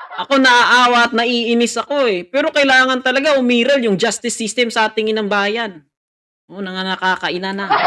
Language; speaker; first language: Filipino; native; Filipino